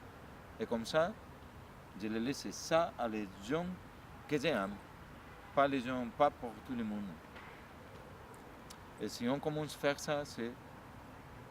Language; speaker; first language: French; non-native, learner; Spanish